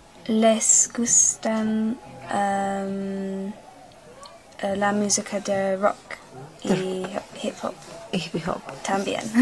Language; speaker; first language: Spanish; non-native, learner; English